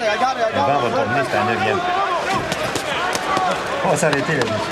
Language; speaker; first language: French; native; French